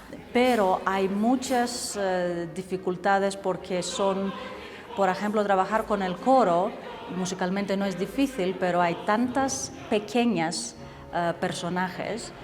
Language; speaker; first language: Spanish; non-native, fluent; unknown